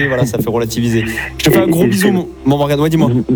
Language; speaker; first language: French; native; French